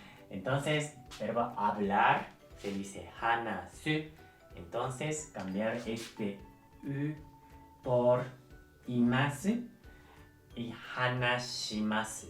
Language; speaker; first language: Spanish; non-native, fluent; Japanese